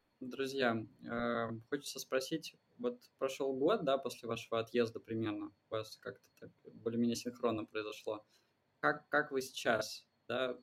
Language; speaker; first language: Russian; native; Russian